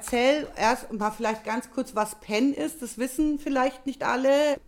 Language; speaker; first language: German; native; German